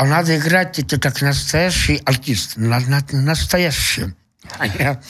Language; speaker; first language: Russian; non-native, local second language; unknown